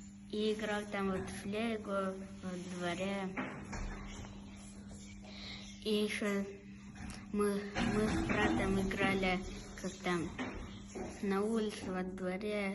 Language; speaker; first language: Russian; non-native, local second language; Yakut